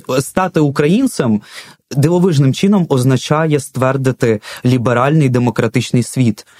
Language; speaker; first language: Ukrainian; non-native, local second language; Russian